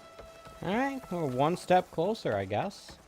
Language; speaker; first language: English; native; English